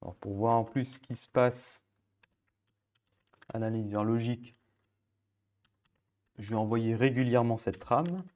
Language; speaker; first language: French; native; French